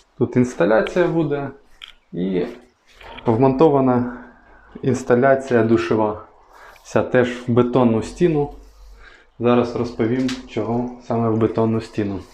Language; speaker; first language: Ukrainian; non-native, local second language; Russian